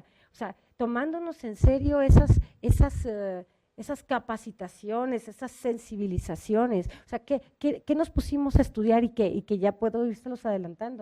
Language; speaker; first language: Spanish; native; Spanish